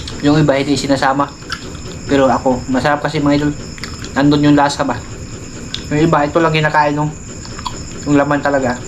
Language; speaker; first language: Filipino; non-native, local second language; Cebuano